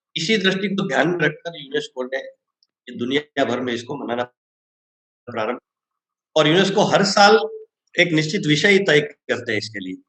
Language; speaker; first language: Hindi; non-native, local second language; Gujarati